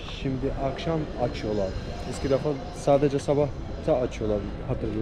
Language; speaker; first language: Turkish; non-native, learner; Arabic